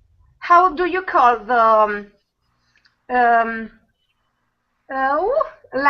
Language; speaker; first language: English; non-native, learner; Italian